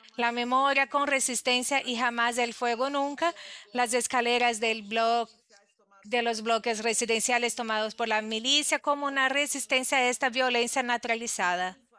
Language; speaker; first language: Spanish; non-native, fluent; Portuguese